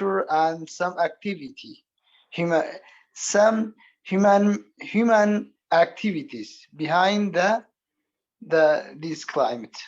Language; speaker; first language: English; non-native, learner; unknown